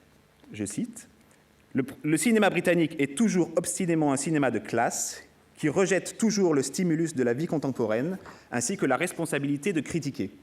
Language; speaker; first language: French; native; French